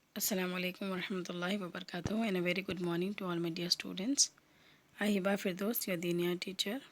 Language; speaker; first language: English; non-native, local second language; Urdu